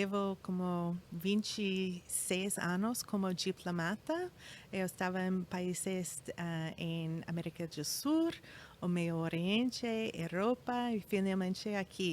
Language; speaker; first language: Portuguese; non-native, fluent; English